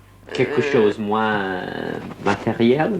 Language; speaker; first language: French; non-native, learner; English